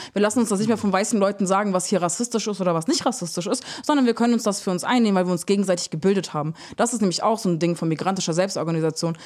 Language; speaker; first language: German; early bilingual, other home language; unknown